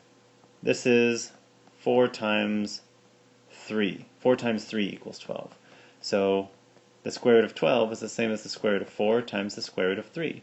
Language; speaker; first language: English; native; English